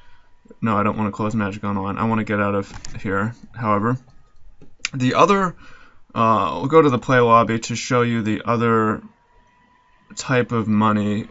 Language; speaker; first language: English; native; English